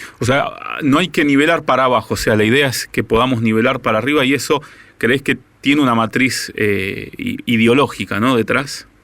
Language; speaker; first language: Spanish; native; Spanish